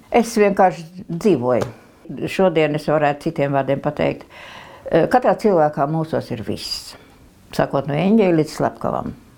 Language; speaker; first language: Latvian; native; Latvian